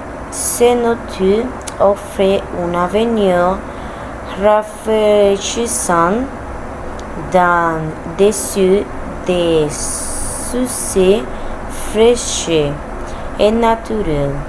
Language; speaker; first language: French; non-native, learner; Spanish